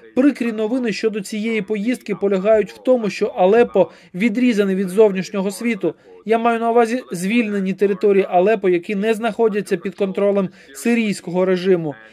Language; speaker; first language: Ukrainian; non-native, fluent; Arabic